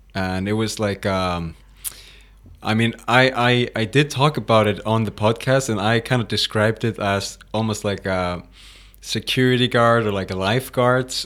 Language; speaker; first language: English; non-native, fluent; Icelandic